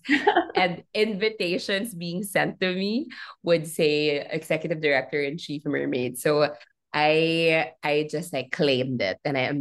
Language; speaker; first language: English; non-native, local second language; Filipino